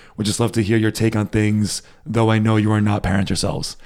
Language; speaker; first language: English; native; English